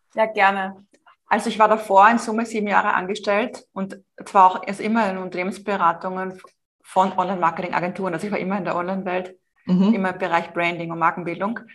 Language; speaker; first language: German; native; German